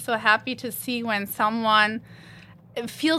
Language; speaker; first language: English; non-native, fluent; German